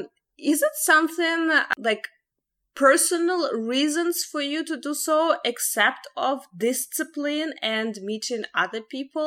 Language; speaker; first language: English; non-native, fluent; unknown